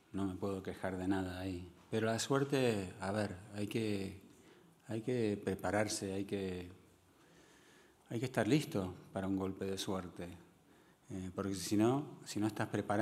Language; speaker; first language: Spanish; early bilingual, other home language; English